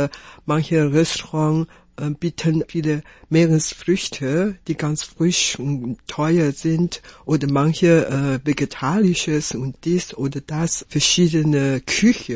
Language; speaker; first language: German; non-native, fluent; Chinese